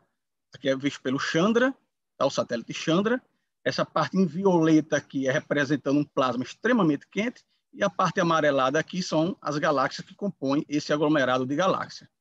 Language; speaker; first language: Portuguese; native; Portuguese